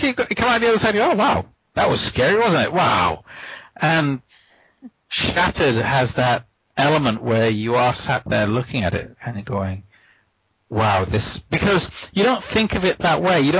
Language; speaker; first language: English; native; English